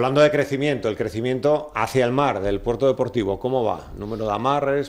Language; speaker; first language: Spanish; native; Spanish